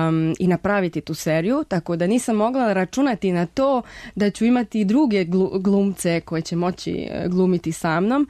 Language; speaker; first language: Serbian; non-native, fluent; Spanish